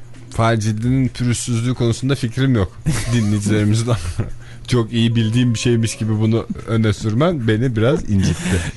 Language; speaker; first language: Turkish; native; Turkish